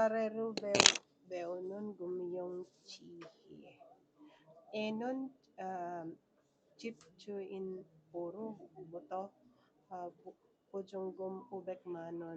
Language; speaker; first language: Korean; non-native, learner; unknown